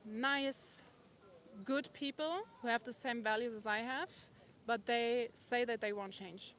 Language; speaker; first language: English; non-native, fluent; German